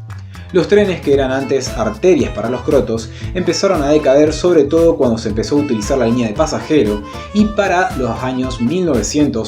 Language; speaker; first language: Spanish; native; Spanish